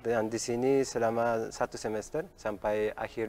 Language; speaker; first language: Indonesian; non-native, learner; Uzbek